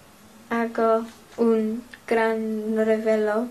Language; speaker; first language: Spanish; non-native, learner; English